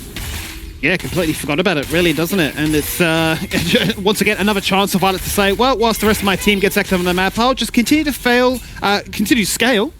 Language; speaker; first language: English; native; English